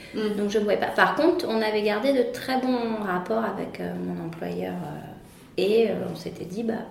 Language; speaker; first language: French; native; French